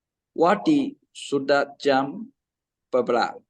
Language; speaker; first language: Indonesian; non-native, learner; Chinese